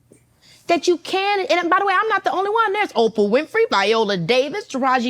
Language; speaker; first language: English; native; English